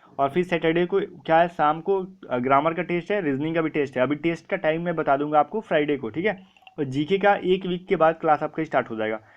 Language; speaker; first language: Hindi; native; Hindi